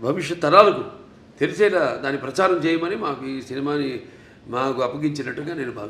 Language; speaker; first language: Telugu; native; Telugu